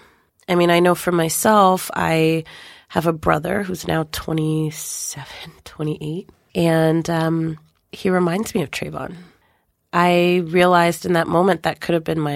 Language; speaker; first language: English; native; English